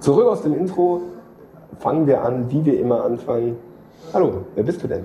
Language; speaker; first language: German; native; German